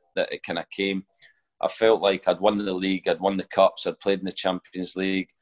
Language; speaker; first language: English; native; English